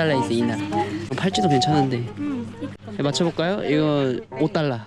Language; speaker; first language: Korean; native; Korean